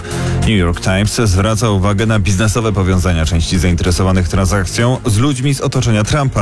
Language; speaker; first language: Polish; native; Polish